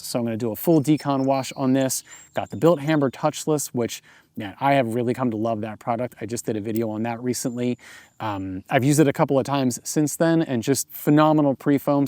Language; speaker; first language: English; native; English